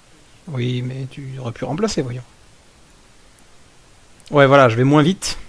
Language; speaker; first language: French; native; French